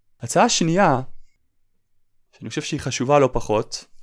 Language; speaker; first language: Hebrew; native; Hebrew